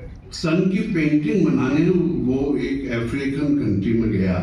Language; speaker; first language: Hindi; native; Hindi